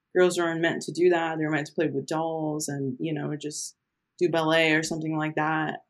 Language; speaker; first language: English; early bilingual, other home language; Portuguese